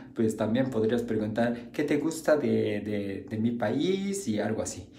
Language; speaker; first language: Spanish; non-native, fluent; Japanese